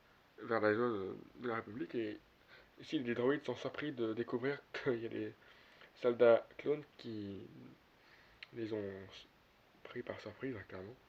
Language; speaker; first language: French; native; French